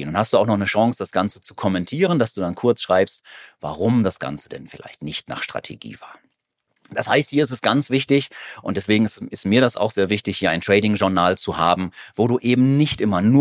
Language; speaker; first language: German; native; German